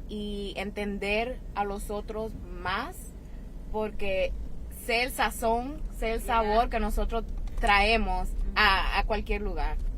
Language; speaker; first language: Spanish; early bilingual, heritage; Spanish